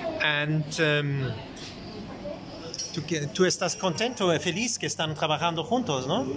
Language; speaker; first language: Spanish; non-native, learner; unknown